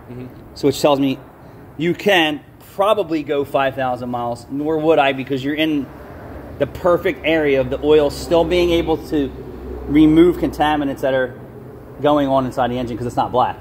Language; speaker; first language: English; native; English